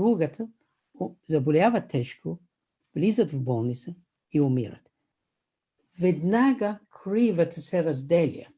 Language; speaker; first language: Bulgarian; non-native, fluent; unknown